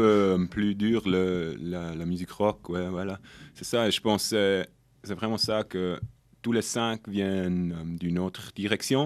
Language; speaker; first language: French; non-native, local second language; German